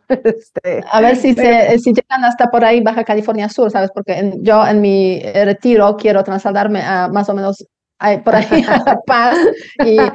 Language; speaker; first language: Spanish; non-native, fluent; Polish